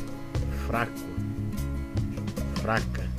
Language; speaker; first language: Portuguese; non-native, fluent; Haitian Creole